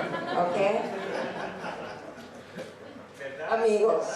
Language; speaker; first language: Spanish; non-native, fluent; English